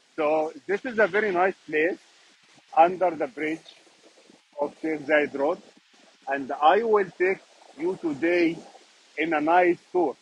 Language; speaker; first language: English; non-native, fluent; Arabic